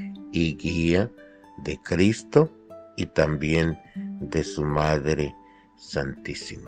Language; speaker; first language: Spanish; native; Spanish